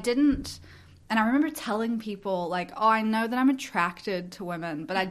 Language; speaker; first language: English; native; English